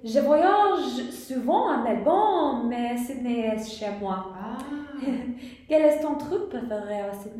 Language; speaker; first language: French; non-native, learner; English